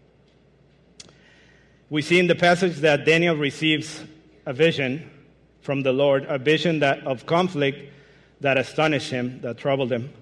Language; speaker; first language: English; non-native, fluent; Spanish